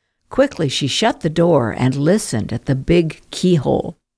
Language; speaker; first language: English; native; English